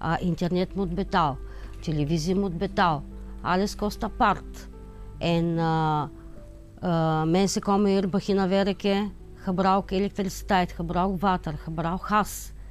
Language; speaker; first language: Dutch; non-native, learner; Bulgarian